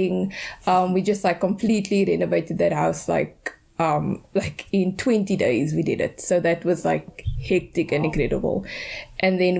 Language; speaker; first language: English; native; English